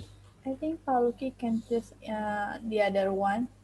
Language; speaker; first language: English; non-native, learner; Indonesian